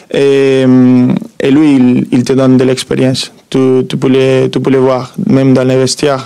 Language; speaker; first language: French; non-native, fluent; Spanish